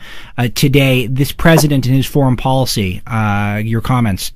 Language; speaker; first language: English; native; English